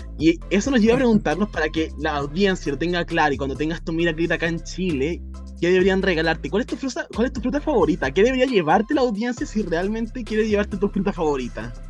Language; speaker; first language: Spanish; native; Spanish